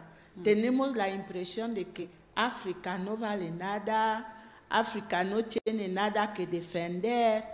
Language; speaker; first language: Spanish; non-native, fluent; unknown